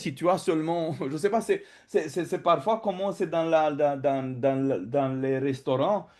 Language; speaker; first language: French; non-native, fluent; Romanian